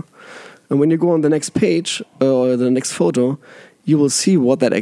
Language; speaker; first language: English; non-native, fluent; German